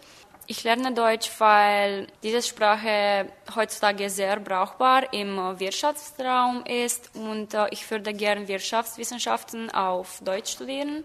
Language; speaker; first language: German; non-native, fluent; Romanian